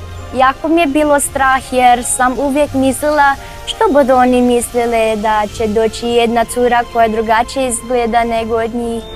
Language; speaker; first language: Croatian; early bilingual, other home language; Filipino